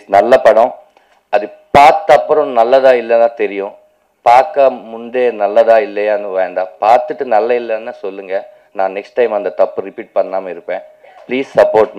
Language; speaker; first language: Tamil; non-native, local second language; Telugu